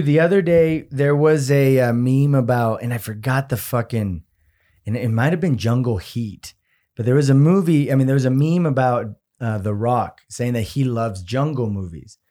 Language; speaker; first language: English; early bilingual, other home language; Spanish